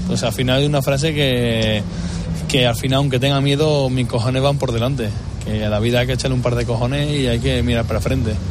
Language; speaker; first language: Spanish; native; Spanish